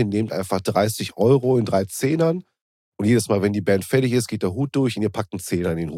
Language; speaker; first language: German; native; German